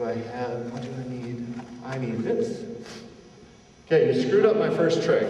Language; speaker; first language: English; native; English